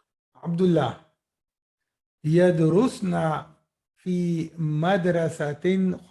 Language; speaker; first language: Arabic; non-native, fluent; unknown